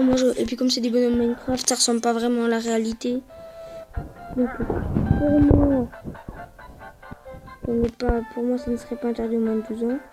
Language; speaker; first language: French; native; French